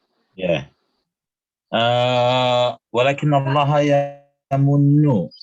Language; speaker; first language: Arabic; non-native, fluent; Indonesian